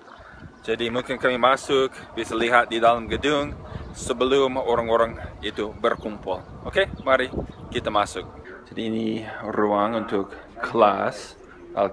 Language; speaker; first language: Indonesian; non-native, fluent; English